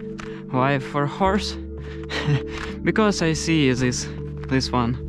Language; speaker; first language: English; non-native, learner; Russian